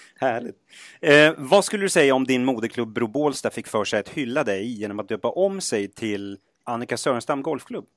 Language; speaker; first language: Swedish; native; Swedish